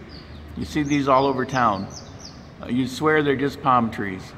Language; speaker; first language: English; native; English